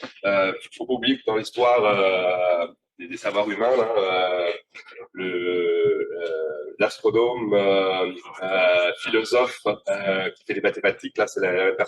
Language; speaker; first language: French; native; French